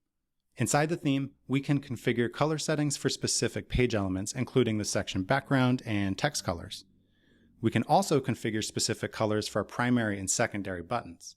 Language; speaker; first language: English; native; English